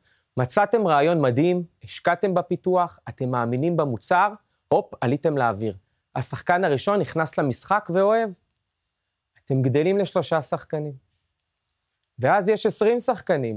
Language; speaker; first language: Hebrew; native; Hebrew